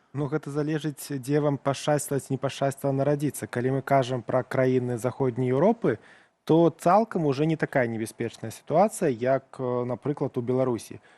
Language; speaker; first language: Belarusian; non-native, local second language; Russian